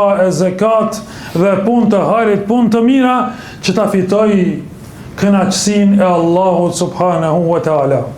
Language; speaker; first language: Albanian; native; Albanian